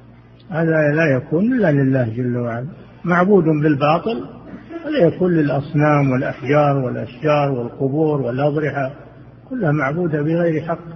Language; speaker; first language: Arabic; native; Arabic